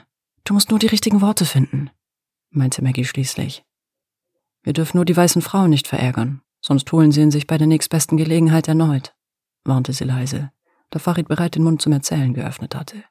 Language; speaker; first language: German; native; German